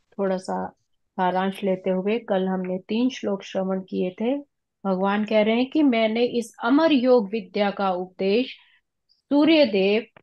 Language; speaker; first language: Hindi; non-native, local second language; Punjabi